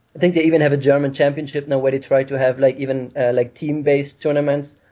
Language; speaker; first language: English; non-native, fluent; German